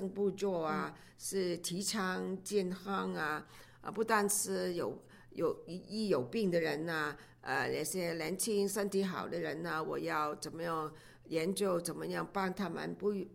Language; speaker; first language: Chinese; non-native, local second language; Cantonese